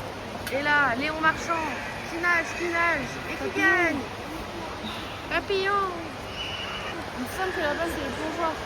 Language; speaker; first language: French; native; French